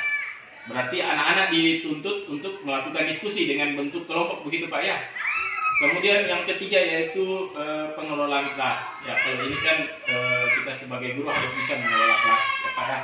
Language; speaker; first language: Indonesian; native; Indonesian